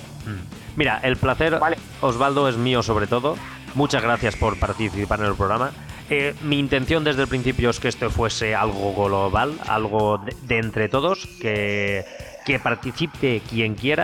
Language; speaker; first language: Spanish; native; Spanish